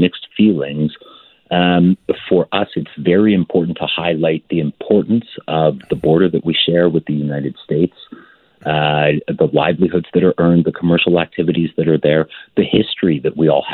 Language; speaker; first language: English; native; English